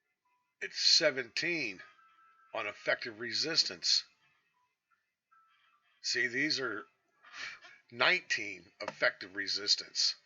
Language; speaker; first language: English; native; English